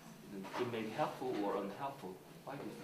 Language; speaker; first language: English; non-native, learner; Korean